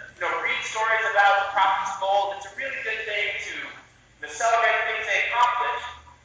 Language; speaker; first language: English; native; English